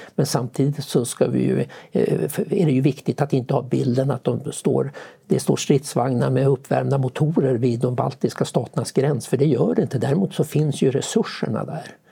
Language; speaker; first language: Swedish; native; Swedish